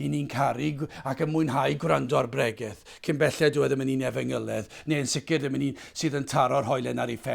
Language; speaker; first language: Welsh; native; Welsh